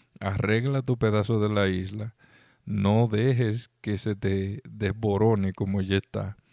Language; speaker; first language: Spanish; native; Spanish